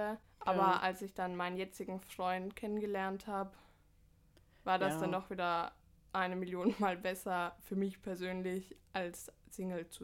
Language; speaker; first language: German; native; German